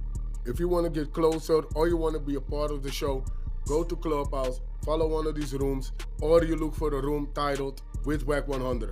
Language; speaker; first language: English; native; English